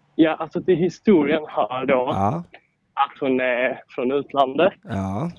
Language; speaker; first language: Swedish; native; Swedish